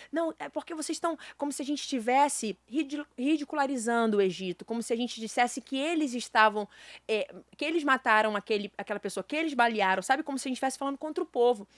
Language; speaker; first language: Portuguese; native; Portuguese